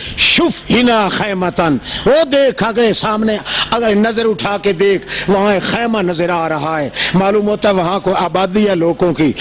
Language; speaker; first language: Urdu; non-native, local second language; Saraiki